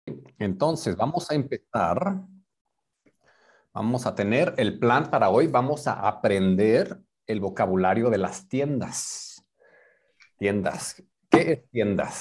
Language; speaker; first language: Spanish; non-native, fluent; English